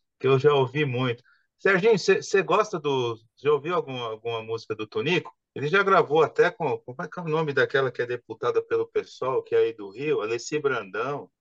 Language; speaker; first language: Portuguese; native; Portuguese